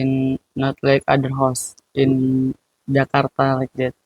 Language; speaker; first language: English; non-native, learner; Indonesian